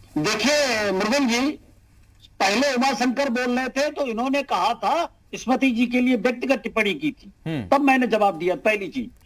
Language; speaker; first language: Hindi; native; Hindi